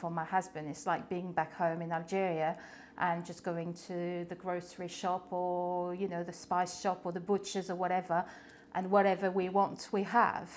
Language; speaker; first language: English; non-native, fluent; French